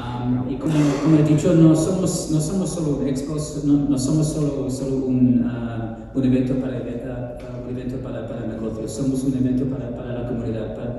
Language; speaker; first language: Spanish; non-native, fluent; English